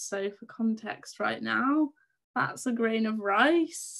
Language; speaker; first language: English; native; English